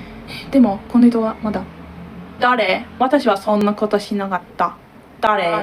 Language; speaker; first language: Japanese; non-native, learner; Turkish